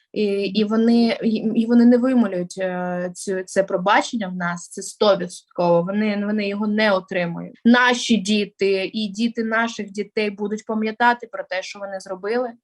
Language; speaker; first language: Ukrainian; non-native, local second language; Russian